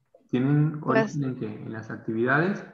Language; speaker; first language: Spanish; native; Spanish